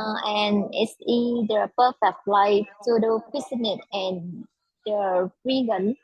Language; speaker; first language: English; non-native, learner; Vietnamese